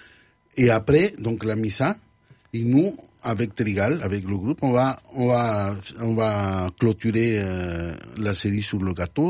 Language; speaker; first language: French; non-native, fluent; Spanish